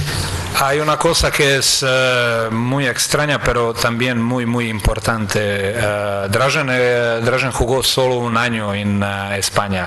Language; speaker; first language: Spanish; non-native, fluent; Croatian